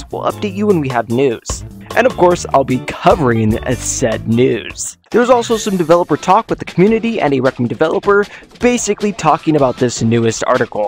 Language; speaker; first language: English; native; English